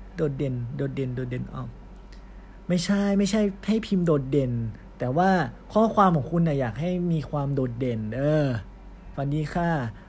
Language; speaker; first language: Thai; native; Thai